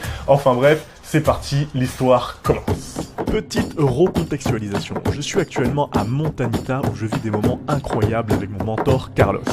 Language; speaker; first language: French; native; French